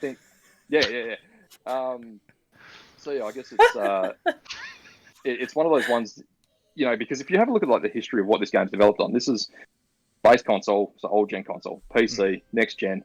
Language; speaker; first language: English; native; English